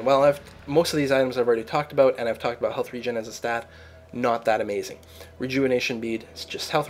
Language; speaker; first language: English; native; English